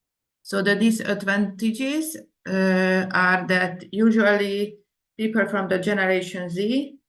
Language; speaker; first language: English; non-native, fluent; Indonesian